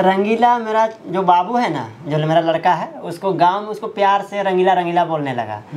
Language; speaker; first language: Hindi; native; Hindi